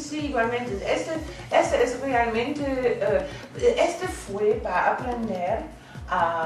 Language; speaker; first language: Spanish; non-native, fluent; German